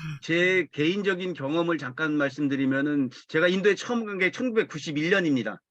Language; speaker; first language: Korean; native; Korean